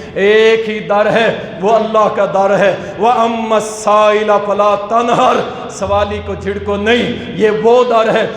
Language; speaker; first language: Urdu; non-native, local second language; Punjabi